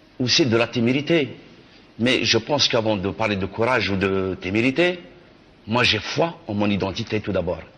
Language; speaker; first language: French; non-native, local second language; Kabyle